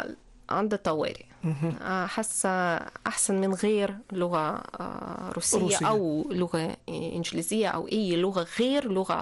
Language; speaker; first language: Arabic; non-native, fluent; Russian